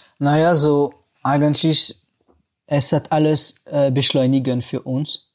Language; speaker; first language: German; non-native, fluent; French